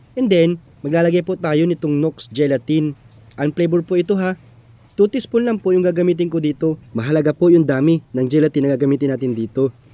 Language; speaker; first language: Filipino; native; Filipino